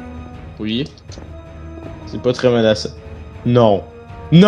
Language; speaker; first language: French; native; French